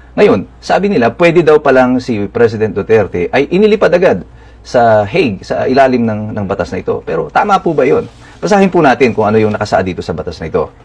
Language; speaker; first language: Filipino; native; Filipino